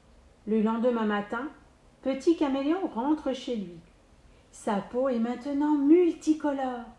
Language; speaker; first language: French; native; French